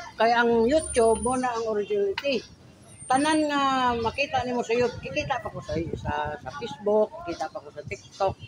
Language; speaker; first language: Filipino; non-native, local second language; Cebuano